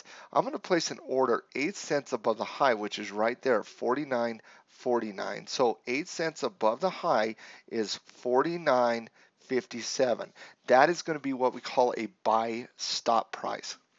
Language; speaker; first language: English; native; English